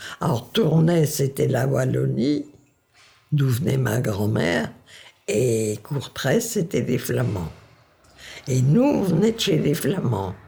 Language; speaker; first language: French; non-native, local second language; Dutch